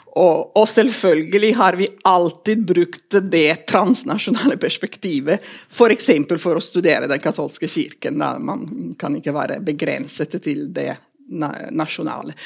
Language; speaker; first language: Norwegian; non-native, fluent; Italian